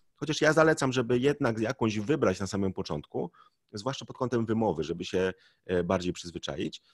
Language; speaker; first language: Polish; native; Polish